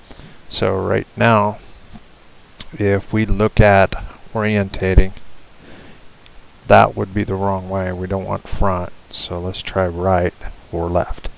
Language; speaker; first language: English; native; English